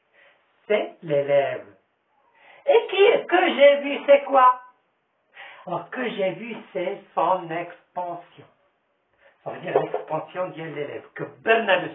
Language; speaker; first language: French; non-native, local second language; Arabic